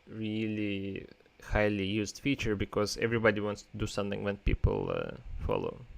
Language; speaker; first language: English; non-native, fluent; Russian